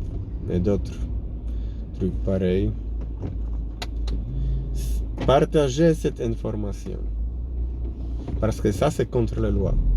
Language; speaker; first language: French; non-native, fluent; Polish